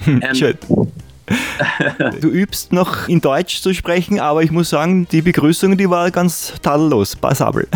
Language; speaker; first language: German; native; German